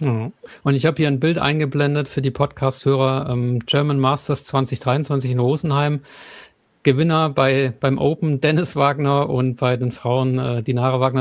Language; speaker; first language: German; native; German